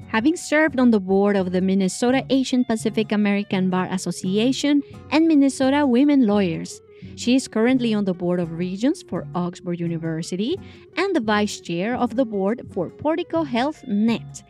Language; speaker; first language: English; non-native, fluent; Spanish